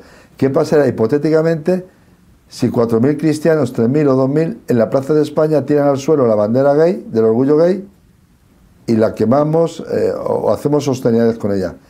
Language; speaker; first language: Spanish; native; Spanish